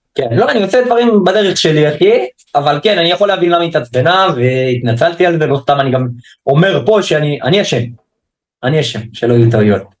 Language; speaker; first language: Hebrew; native; Hebrew